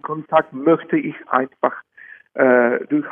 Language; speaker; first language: German; non-native, fluent; Czech